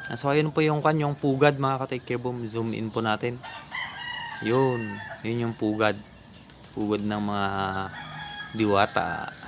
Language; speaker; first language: Filipino; non-native, local second language; Iloko